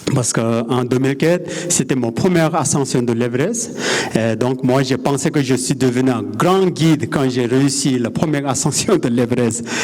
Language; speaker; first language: French; non-native, fluent; Sherpa